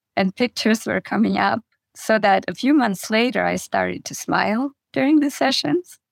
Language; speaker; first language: English; non-native, fluent; Russian